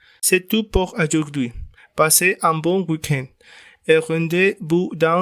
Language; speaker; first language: French; non-native, learner; Spanish